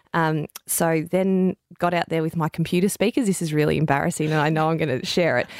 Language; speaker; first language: English; native; English